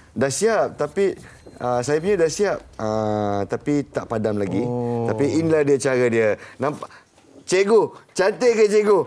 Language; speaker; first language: Malay; native; Malay